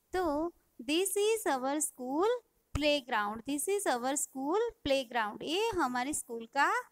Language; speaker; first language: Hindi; non-native, local second language; Gujarati